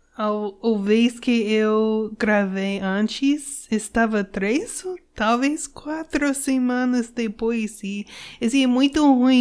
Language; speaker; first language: Portuguese; non-native, learner; English